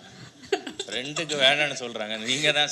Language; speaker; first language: Tamil; non-native, local second language; Malayalam